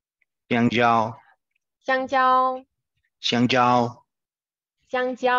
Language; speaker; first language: Chinese; non-native, learner; Spanish